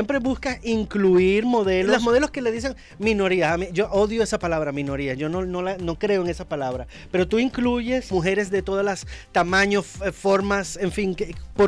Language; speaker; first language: Spanish; native; Spanish